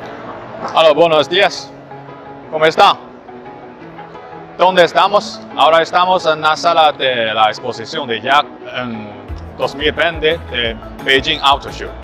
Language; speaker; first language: Spanish; non-native, learner; Chinese